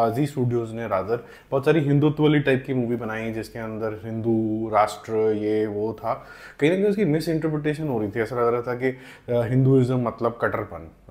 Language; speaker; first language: Hindi; non-native, local second language; Punjabi